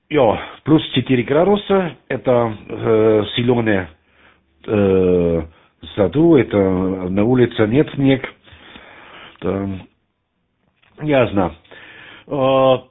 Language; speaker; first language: Russian; non-native, learner; German